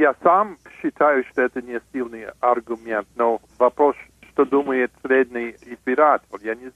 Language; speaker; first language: Russian; non-native, fluent; English